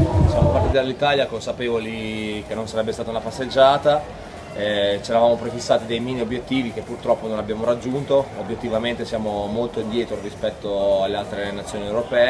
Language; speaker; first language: Italian; native; Italian